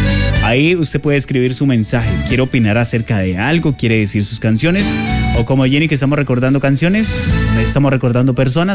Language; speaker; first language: Spanish; native; Spanish